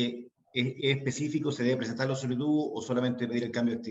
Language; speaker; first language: Spanish; native; Spanish